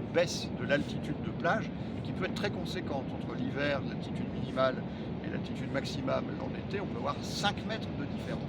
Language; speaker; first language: French; native; French